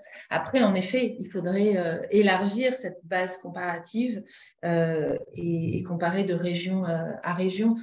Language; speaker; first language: French; native; French